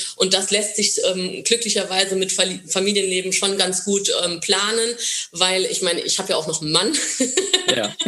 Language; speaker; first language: German; non-native, fluent; Portuguese